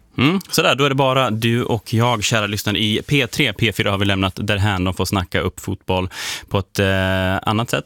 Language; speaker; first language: Swedish; native; Swedish